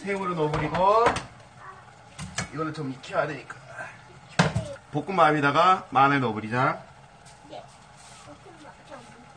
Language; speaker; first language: Korean; non-native, fluent; English